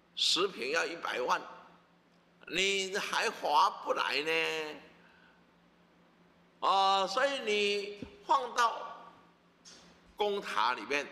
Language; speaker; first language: Chinese; native; Chinese